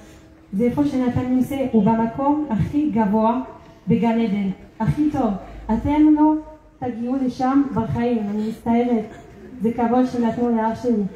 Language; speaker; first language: Hebrew; non-native, fluent; French